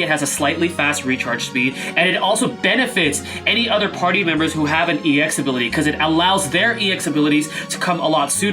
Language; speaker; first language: English; native; English